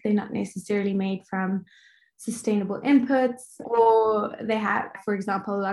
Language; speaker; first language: English; native; English